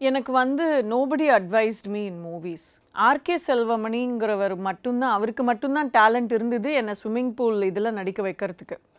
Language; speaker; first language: Tamil; native; Tamil